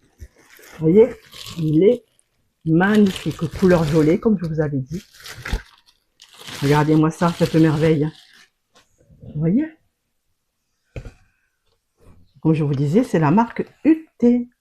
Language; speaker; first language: French; native; French